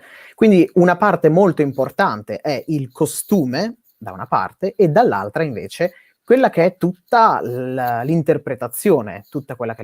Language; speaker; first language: Italian; native; Italian